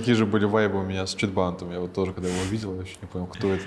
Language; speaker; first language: Russian; native; Russian